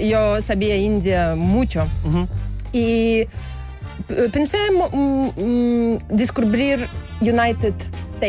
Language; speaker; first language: Spanish; non-native, learner; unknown